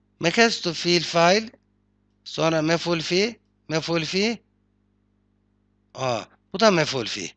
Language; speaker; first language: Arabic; non-native, fluent; Turkish